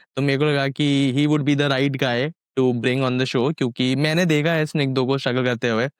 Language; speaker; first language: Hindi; native; Hindi